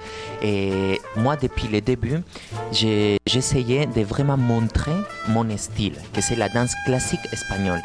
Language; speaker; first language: French; non-native, fluent; Spanish